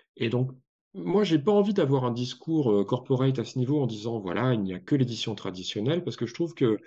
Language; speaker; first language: French; native; French